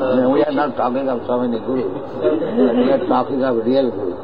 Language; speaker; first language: English; non-native, local second language; Bangla